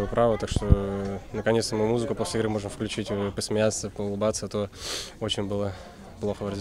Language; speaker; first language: Russian; native; Russian